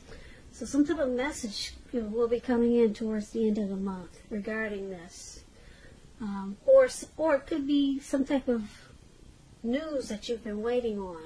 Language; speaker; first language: English; native; English